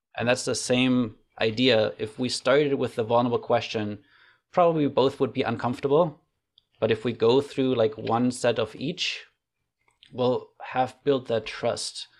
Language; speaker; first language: English; non-native, fluent; German